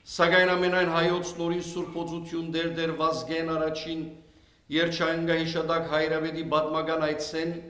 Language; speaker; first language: Armenian; early bilingual, heritage; Armenian